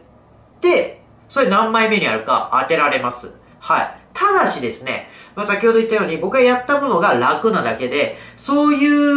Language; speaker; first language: Japanese; native; Japanese